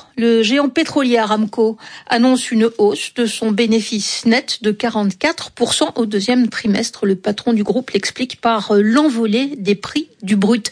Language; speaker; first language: French; native; French